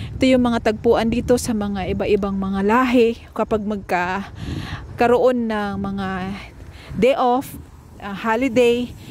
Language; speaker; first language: Filipino; non-native, local second language; Cebuano